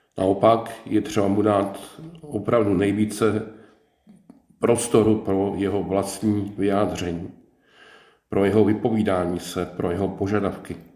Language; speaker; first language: Czech; native; Czech